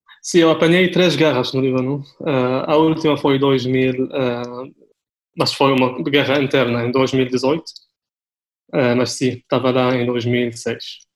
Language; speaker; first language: Portuguese; non-native, fluent; Arabic